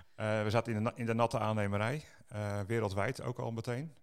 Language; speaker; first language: Dutch; native; Dutch